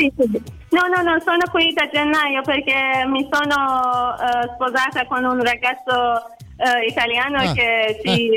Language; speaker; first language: Italian; non-native, learner; Persian